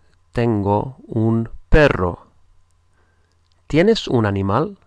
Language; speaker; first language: Spanish; non-native, fluent; English